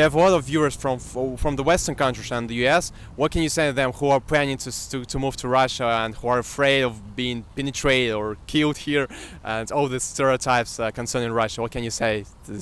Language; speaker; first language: English; non-native, fluent; Russian